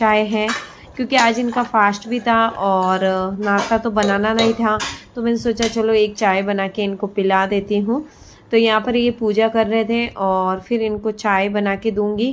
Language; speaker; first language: Hindi; native; Hindi